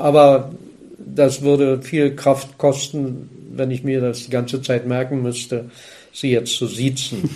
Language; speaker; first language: German; native; German